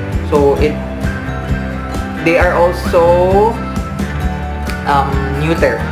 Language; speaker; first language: English; non-native, local second language; Filipino